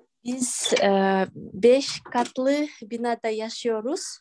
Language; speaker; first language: Turkish; non-native, learner; Kyrgyz